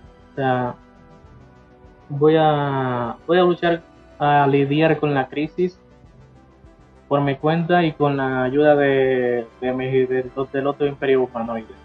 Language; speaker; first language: Spanish; native; Spanish